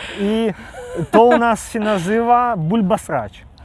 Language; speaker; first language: Polish; non-native, local second language; Belarusian